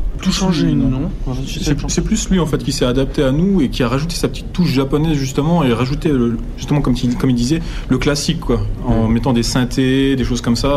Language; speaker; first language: French; native; French